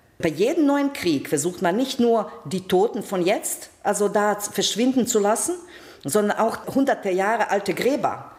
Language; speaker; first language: German; non-native, fluent; Bosnian